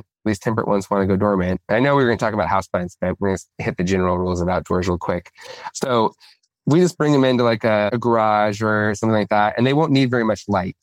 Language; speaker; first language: English; native; English